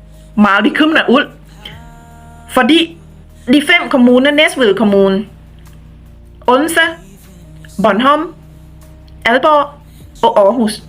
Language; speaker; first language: Danish; non-native, fluent; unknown